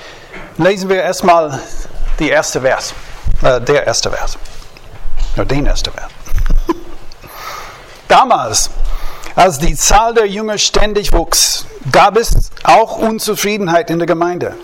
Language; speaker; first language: German; non-native, fluent; English